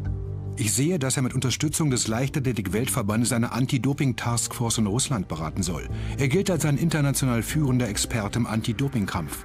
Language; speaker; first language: German; native; German